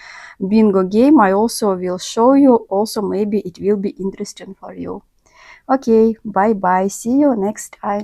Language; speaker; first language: English; non-native, learner; Russian